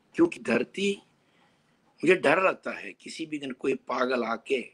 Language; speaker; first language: Hindi; native; Hindi